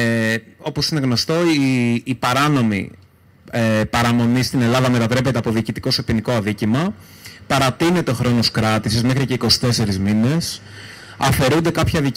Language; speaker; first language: Greek; native; Greek